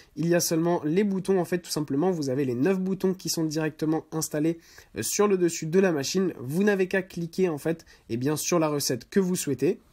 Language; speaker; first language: French; native; French